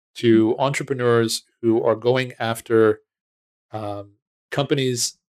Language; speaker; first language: English; native; English